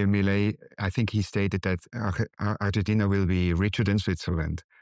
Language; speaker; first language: English; non-native, fluent; German